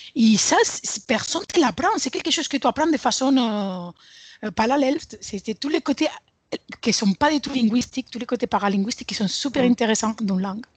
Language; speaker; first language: French; non-native, fluent; Spanish